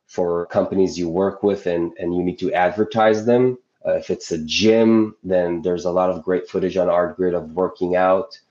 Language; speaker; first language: English; non-native, fluent; Hebrew